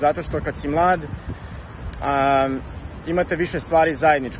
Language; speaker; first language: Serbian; early bilingual, heritage; Serbian